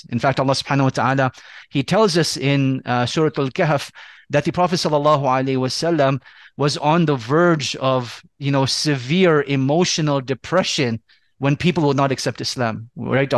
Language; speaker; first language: English; native; English